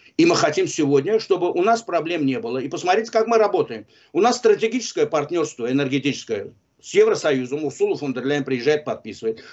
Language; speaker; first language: Russian; non-native, local second language; Azerbaijani